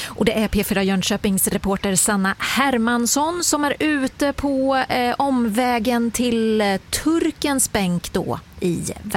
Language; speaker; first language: Swedish; native; Swedish